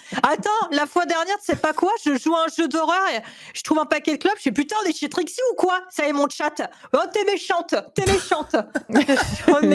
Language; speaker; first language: French; native; French